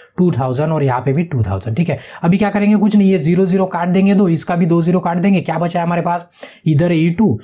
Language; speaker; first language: Hindi; non-native, local second language; Marathi